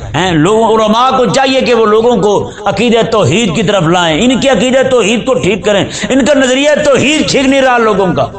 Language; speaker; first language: Urdu; native; Urdu